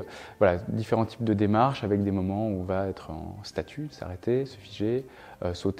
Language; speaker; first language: French; native; French